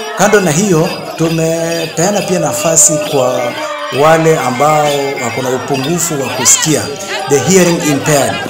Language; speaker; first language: Swahili; non-native, local second language; Turkmen